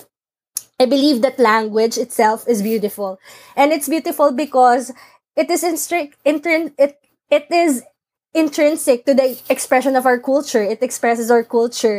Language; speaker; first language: English; non-native, local second language; Filipino